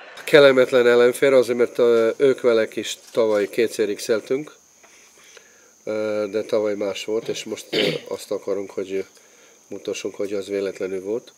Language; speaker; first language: Hungarian; non-native, fluent; Serbian